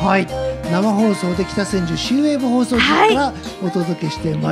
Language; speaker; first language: Japanese; native; Japanese